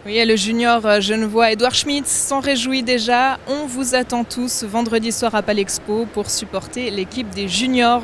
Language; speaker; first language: French; native; French